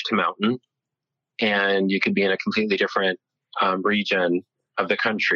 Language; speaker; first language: English; early bilingual, other home language; Italian